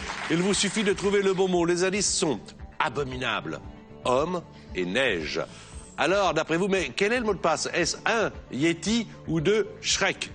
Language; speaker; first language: French; native; French